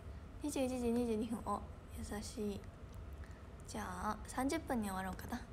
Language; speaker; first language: Japanese; native; Japanese